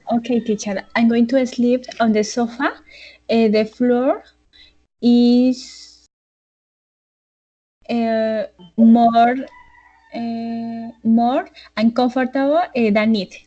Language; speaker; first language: English; non-native, learner; Spanish